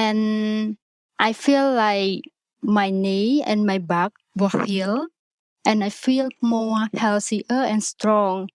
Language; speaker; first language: English; non-native, learner; Khmer